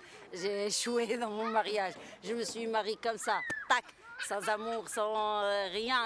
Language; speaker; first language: French; non-native, local second language; Arabic